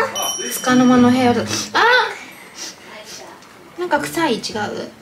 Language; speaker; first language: Japanese; native; Japanese